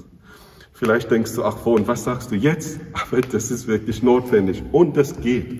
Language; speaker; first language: German; non-native, fluent; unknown